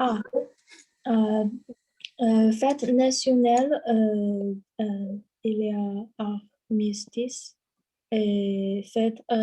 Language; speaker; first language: French; non-native, learner; Chinese